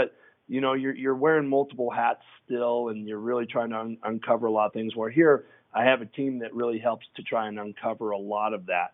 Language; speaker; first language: English; native; English